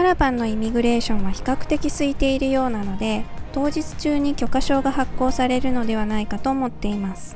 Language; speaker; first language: Japanese; native; Japanese